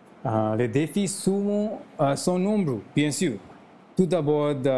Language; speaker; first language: French; non-native, learner; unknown